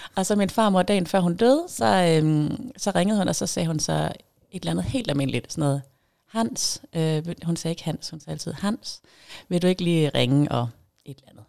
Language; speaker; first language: Danish; native; Danish